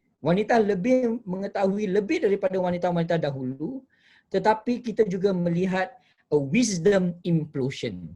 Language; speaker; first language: Malay; native; Malay